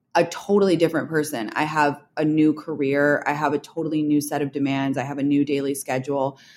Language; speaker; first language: English; native; English